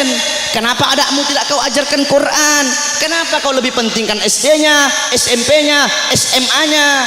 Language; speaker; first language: Indonesian; native; Indonesian